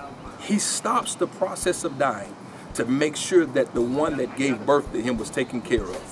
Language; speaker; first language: English; native; English